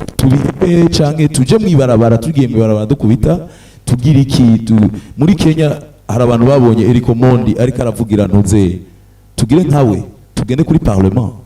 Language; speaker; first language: Rundi; native; Rundi